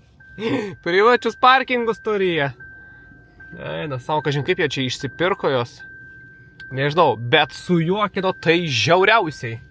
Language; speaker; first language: Lithuanian; native; Lithuanian